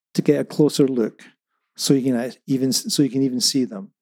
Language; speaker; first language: English; non-native, local second language; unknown